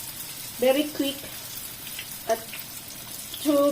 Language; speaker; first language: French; non-native, learner; Filipino